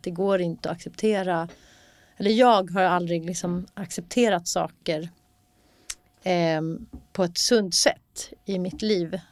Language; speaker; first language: Swedish; native; Swedish